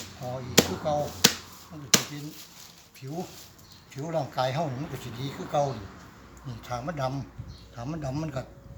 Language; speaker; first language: Thai; native; Thai